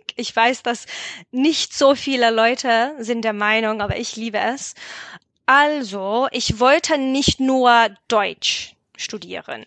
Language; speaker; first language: German; non-native, fluent; English